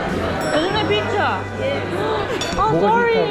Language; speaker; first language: English; non-native, learner; Korean